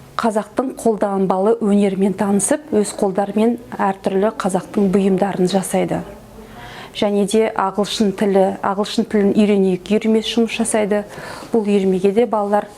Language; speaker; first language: Kazakh; native; Kazakh